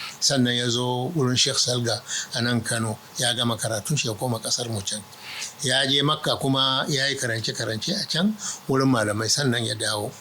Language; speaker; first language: Hausa; non-native, local second language; Arabic